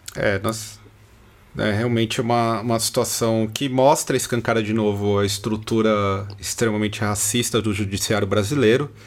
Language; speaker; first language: Portuguese; native; Portuguese